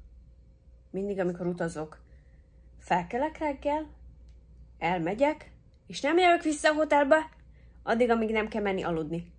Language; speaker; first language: Hungarian; early bilingual, heritage; English